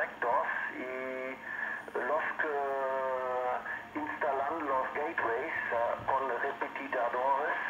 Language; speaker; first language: Spanish; non-native, learner; German